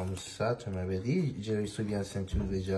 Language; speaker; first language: French; non-native, learner; Spanish